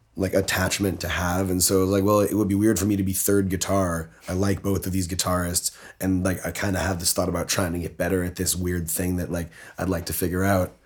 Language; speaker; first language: English; native; English